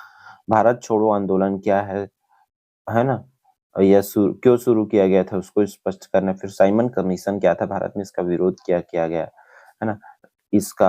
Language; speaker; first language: Hindi; native; Hindi